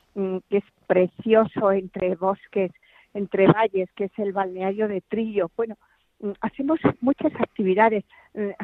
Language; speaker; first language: Spanish; native; Spanish